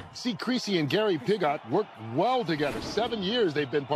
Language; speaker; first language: English; native; English